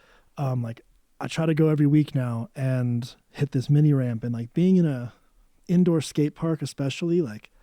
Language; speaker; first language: English; native; English